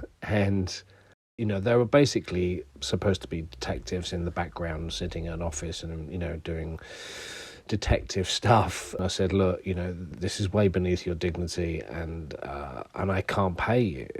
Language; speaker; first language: English; native; English